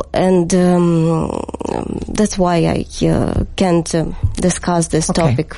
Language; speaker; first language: English; non-native, learner; Ukrainian